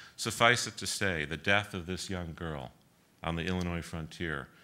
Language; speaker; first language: English; native; English